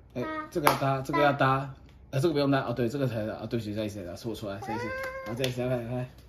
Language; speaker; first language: Chinese; native; Chinese